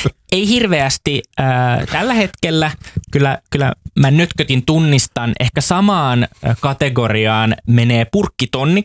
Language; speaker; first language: Finnish; native; Finnish